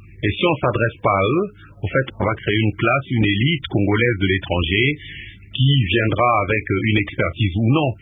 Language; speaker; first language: French; non-native, local second language; Lingala